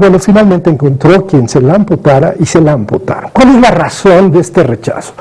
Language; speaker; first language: Spanish; native; Spanish